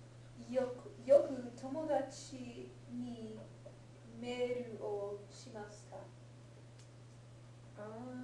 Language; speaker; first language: Japanese; non-native, learner; English